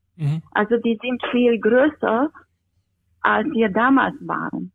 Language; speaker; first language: German; non-native, fluent; Romanian